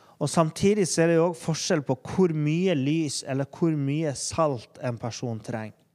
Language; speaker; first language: Norwegian; native; Norwegian